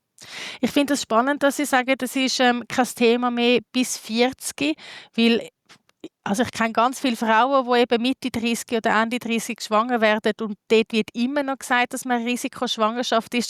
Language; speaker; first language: German; native; German